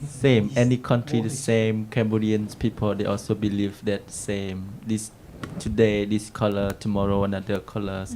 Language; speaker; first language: English; non-native, learner; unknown